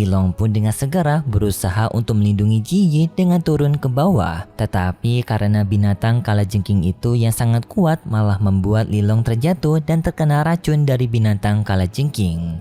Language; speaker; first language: Indonesian; native; Indonesian